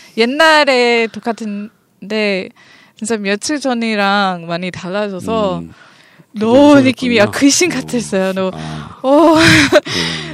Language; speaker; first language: Korean; non-native, learner; English